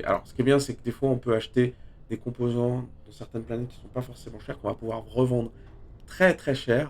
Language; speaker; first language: French; native; French